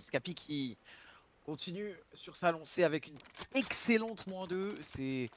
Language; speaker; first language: French; native; French